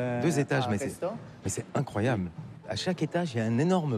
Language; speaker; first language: French; native; French